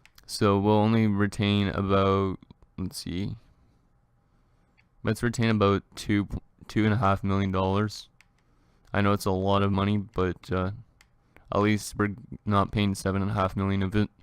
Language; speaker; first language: English; native; English